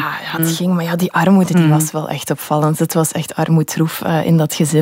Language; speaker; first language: Dutch; native; Dutch